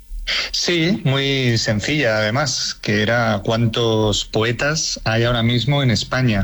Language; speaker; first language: Spanish; native; Spanish